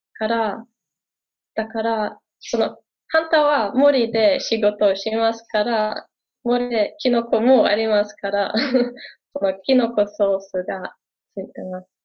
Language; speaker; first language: Japanese; non-native, learner; German